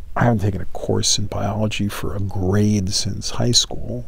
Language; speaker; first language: English; native; English